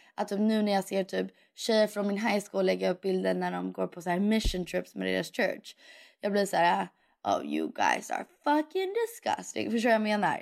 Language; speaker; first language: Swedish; early bilingual, heritage; Swedish